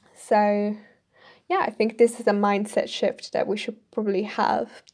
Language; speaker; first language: English; non-native, fluent; Italian